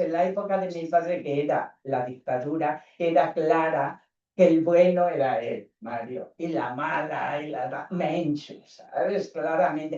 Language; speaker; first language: Spanish; native; Spanish